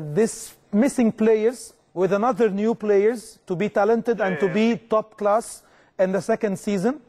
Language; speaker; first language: English; non-native, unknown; Arabic